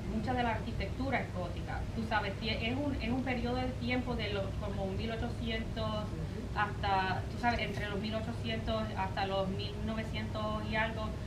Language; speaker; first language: Spanish; early bilingual, heritage; Spanish